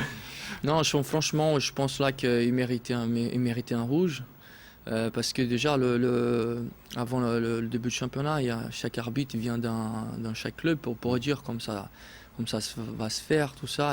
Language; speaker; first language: French; non-native, fluent; Portuguese